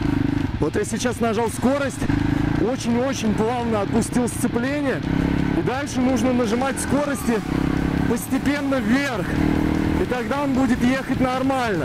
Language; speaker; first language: Russian; native; Russian